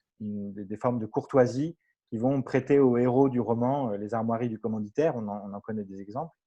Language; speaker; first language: French; native; French